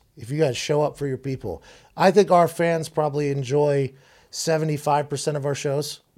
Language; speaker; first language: English; native; English